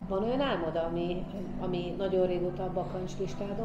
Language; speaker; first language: Hungarian; native; Hungarian